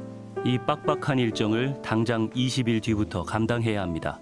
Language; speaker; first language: Korean; native; Korean